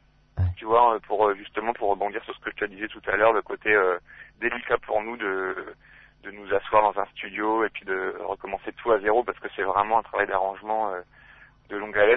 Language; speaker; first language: French; native; French